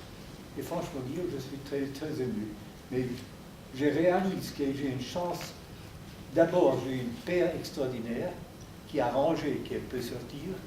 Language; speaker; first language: French; non-native, fluent; German